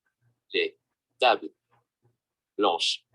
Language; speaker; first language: French; non-native, learner; Vietnamese